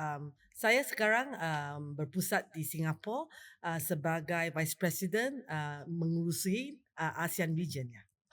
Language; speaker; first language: Indonesian; non-native, fluent; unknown